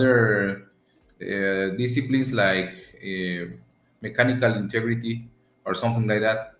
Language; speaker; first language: English; non-native, learner; Spanish